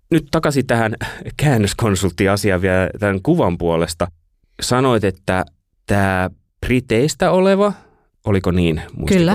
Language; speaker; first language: Finnish; native; Finnish